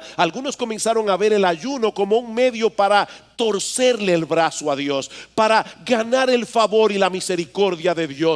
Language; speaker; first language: Spanish; native; Spanish